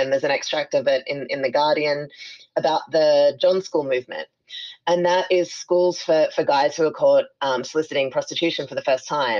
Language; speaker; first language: English; native; English